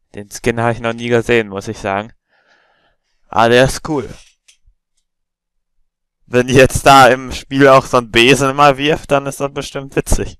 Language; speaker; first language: German; native; German